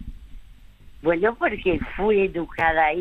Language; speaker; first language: Spanish; early bilingual, other home language; French